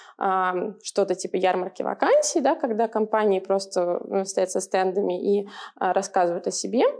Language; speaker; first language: Russian; native; Russian